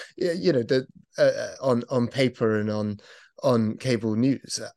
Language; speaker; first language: English; native; English